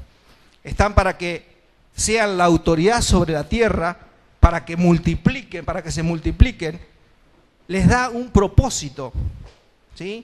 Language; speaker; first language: Spanish; native; Spanish